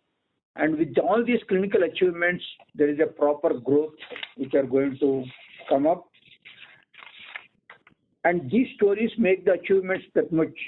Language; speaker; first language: English; non-native, local second language; Telugu